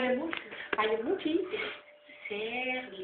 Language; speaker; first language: German; non-native, learner; Dutch